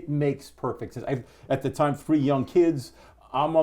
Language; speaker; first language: English; native; English